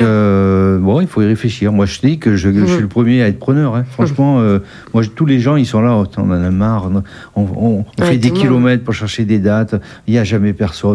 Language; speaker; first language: French; native; French